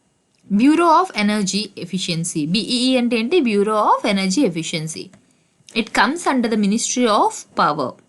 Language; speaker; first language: Telugu; native; Telugu